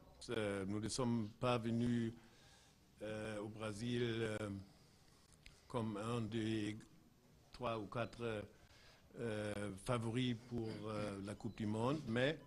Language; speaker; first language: French; non-native, fluent; German